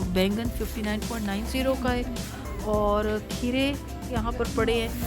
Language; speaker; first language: Urdu; native; Urdu